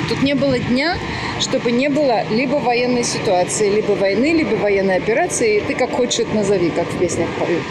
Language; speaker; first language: Russian; native; Russian